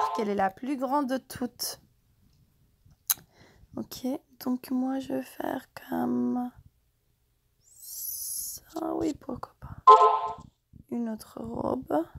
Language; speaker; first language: French; non-native, fluent; English